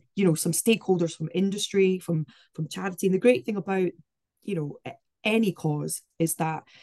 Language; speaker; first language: English; native; English